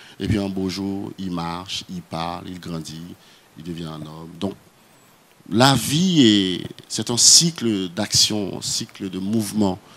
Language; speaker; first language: French; non-native, local second language; Haitian Creole